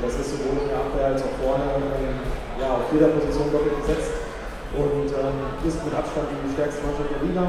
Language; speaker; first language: German; native; German